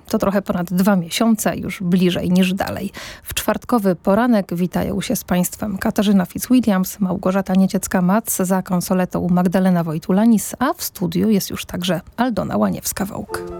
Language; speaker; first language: Polish; native; Polish